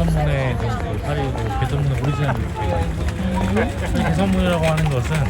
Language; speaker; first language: Korean; native; Korean